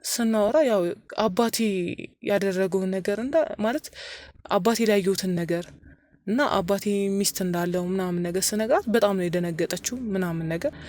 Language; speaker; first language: Amharic; native; Amharic